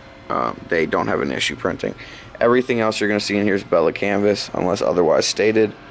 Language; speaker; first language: English; native; English